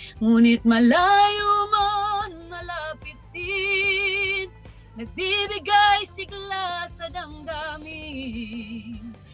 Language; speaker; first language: Cebuano; non-native, local second language; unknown